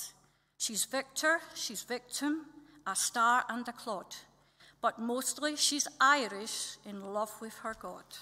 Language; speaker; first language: English; native; English